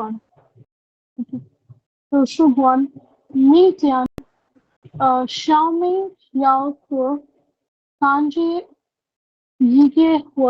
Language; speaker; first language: Chinese; non-native, learner; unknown